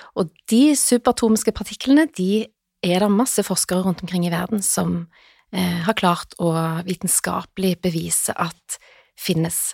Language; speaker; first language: Norwegian; native; Norwegian